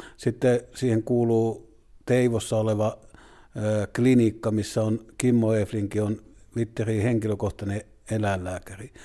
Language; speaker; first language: Finnish; native; Finnish